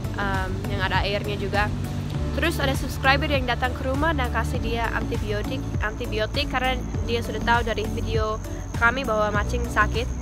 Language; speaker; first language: Indonesian; non-native, fluent; English